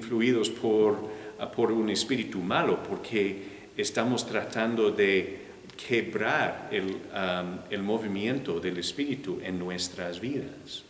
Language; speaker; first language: Spanish; non-native, fluent; English